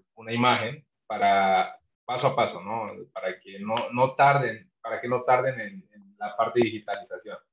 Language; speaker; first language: Spanish; non-native, local second language; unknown